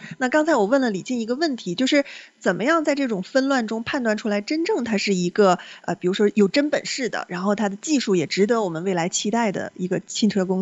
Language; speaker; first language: Chinese; native; Chinese